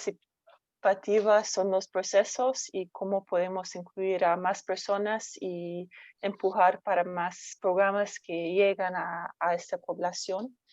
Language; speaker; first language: Spanish; non-native, fluent; English